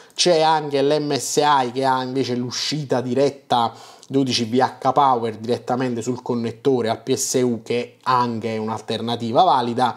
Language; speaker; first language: Italian; native; Italian